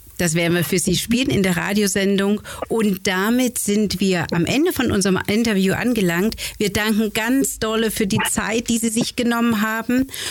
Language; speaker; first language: German; native; German